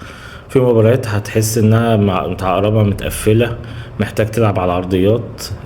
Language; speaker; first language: Arabic; native; Arabic